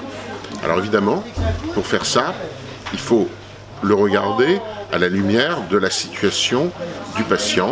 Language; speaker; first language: French; native; French